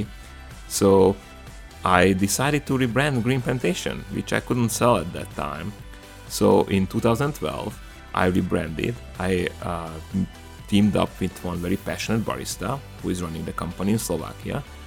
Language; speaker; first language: English; non-native, fluent; Hungarian